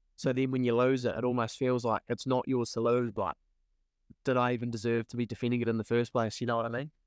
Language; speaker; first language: English; native; English